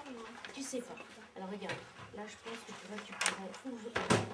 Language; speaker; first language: French; native; French